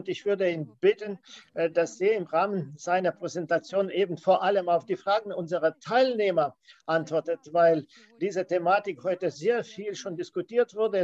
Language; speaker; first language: German; non-native, fluent; Ukrainian